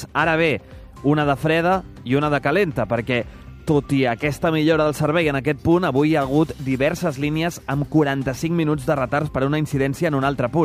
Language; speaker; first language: Catalan; native; Catalan